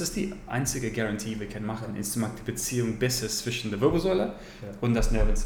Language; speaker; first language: German; non-native, learner; English